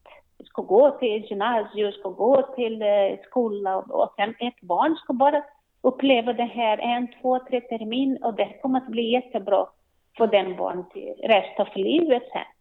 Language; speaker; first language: Swedish; non-native, learner; Portuguese